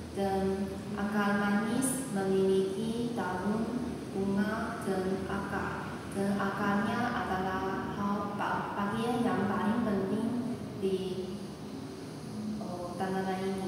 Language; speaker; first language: Indonesian; non-native, learner; Chinese